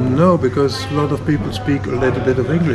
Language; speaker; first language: English; non-native, fluent; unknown